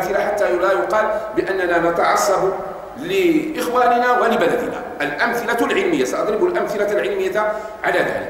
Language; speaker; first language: Arabic; native; Arabic